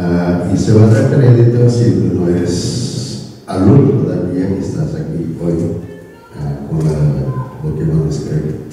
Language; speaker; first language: Spanish; non-native, learner; Korean